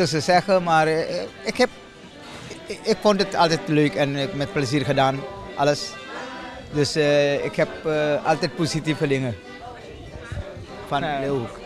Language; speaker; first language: Dutch; non-native, learner; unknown